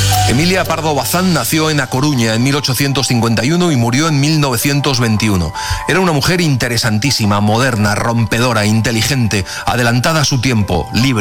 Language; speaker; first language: Spanish; native; Spanish